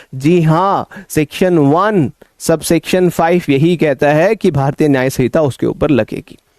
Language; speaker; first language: Hindi; native; Hindi